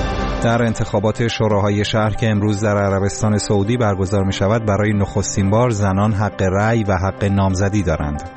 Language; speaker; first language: Persian; native; Persian